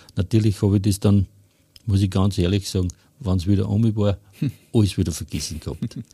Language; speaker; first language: German; native; German